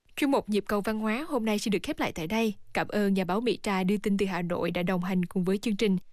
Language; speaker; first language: Vietnamese; native; Vietnamese